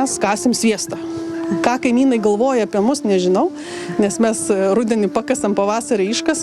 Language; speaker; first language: Lithuanian; native; Lithuanian